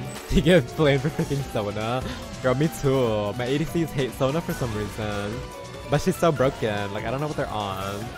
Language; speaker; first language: English; native; English